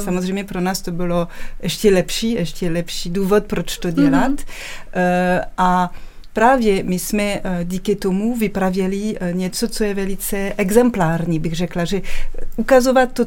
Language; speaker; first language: Czech; non-native, fluent; French